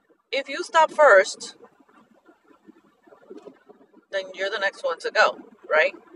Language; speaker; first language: English; early bilingual, other home language; Spanish